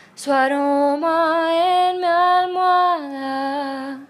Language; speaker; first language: Spanish; native; Spanish